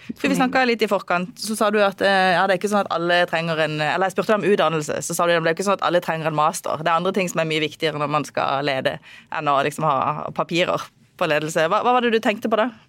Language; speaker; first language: Norwegian; native; Norwegian